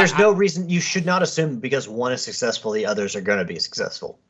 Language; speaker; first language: English; native; English